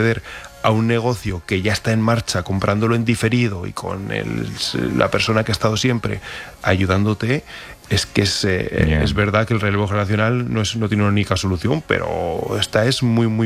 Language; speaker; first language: Spanish; native; Spanish